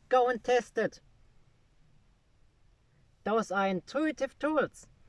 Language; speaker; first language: English; non-native, fluent; German